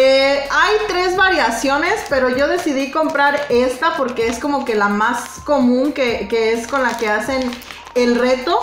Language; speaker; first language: Spanish; native; Spanish